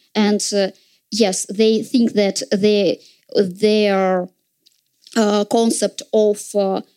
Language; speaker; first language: English; non-native, fluent; Russian